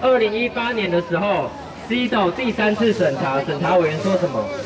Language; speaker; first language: Chinese; native; Chinese